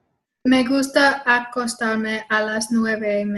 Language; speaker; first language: Spanish; non-native, learner; English